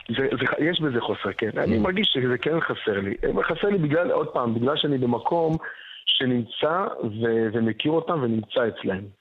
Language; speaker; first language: Hebrew; native; Hebrew